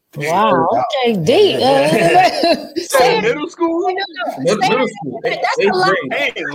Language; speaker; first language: English; early bilingual, other home language; Yoruba